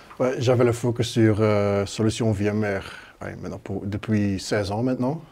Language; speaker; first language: French; non-native, local second language; Dutch